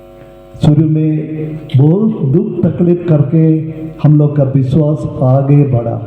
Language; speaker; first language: Hindi; non-native, local second language; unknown